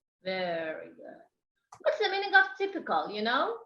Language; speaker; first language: English; non-native, fluent; Persian